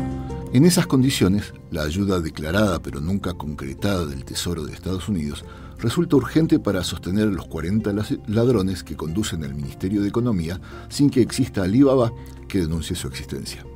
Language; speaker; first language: Spanish; native; Spanish